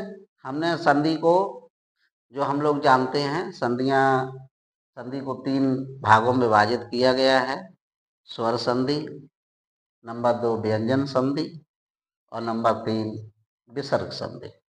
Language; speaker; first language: Hindi; native; Hindi